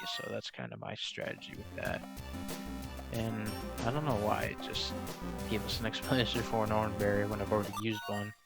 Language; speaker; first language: English; native; English